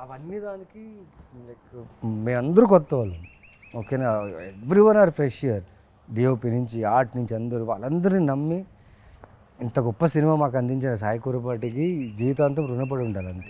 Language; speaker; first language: Telugu; native; Telugu